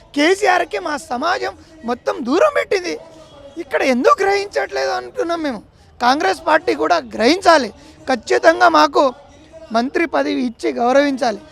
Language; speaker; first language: Telugu; non-native, local second language; Lambadi